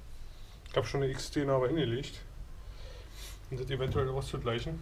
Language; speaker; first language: German; native; German